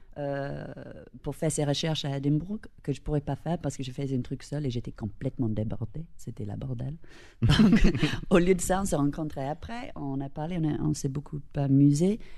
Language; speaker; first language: French; non-native, fluent; English